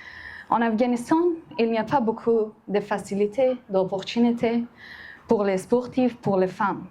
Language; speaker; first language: French; non-native, learner; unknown